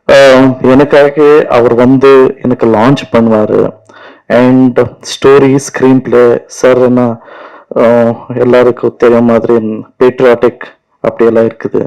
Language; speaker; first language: Tamil; non-native, learner; Kannada